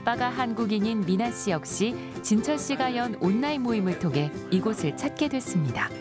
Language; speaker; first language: Korean; native; Korean